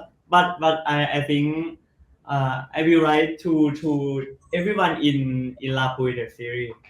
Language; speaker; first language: English; non-native, learner; Thai